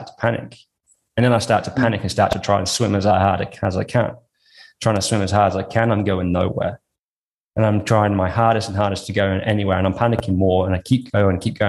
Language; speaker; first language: English; native; English